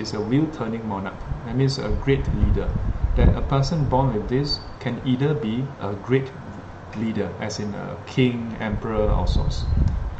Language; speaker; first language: English; native; English